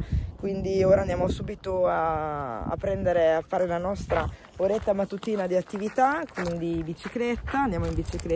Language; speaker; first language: Italian; native; Italian